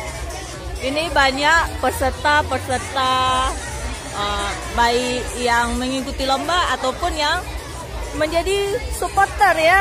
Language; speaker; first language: Indonesian; native; Indonesian